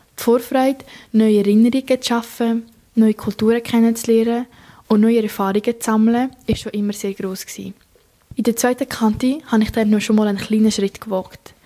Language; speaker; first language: German; native; German